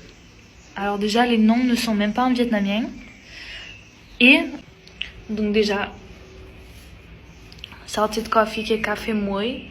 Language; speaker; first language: French; early bilingual, other home language; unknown